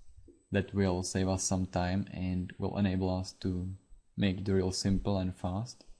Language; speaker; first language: English; non-native, fluent; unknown